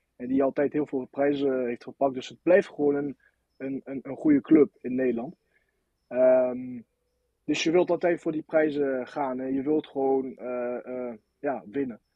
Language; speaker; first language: Dutch; non-native, fluent; French